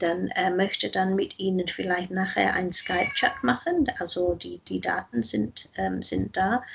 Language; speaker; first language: German; non-native, fluent; English